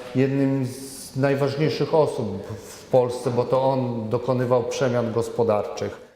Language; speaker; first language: Polish; native; Polish